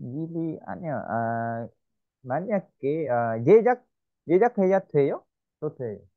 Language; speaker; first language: Korean; non-native, learner; Vietnamese